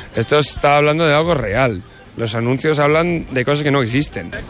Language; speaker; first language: Spanish; non-native, fluent; English